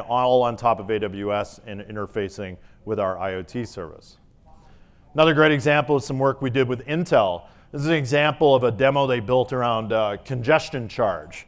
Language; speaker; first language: English; native; English